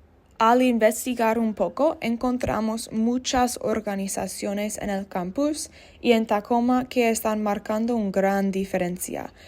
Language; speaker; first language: Spanish; non-native, learner; English